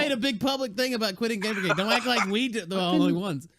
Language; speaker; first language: English; native; English